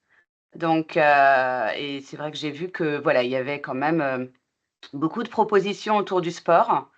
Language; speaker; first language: French; native; French